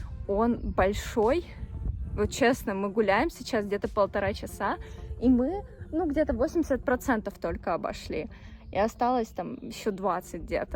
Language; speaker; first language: Russian; native; Russian